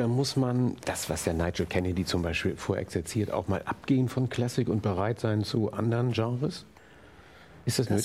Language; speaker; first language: German; native; German